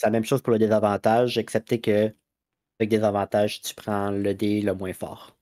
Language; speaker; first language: French; native; French